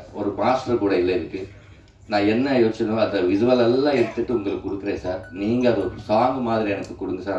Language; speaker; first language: Tamil; non-native, learner; Telugu